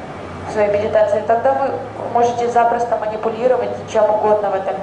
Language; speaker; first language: Russian; native; Russian